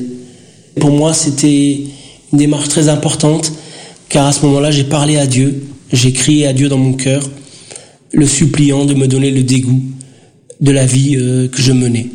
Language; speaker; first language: French; early bilingual, other home language; Portuguese